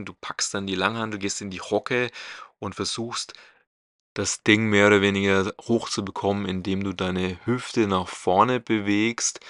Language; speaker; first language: German; native; German